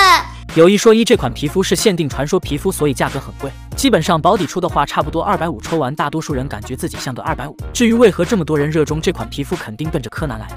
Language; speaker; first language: Chinese; native; Chinese